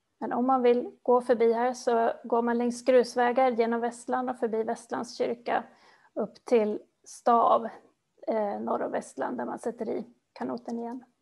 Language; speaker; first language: Swedish; native; Swedish